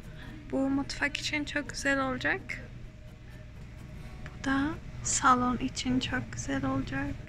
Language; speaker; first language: Turkish; non-native, learner; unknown